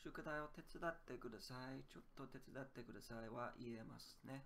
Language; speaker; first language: Japanese; non-native, learner; English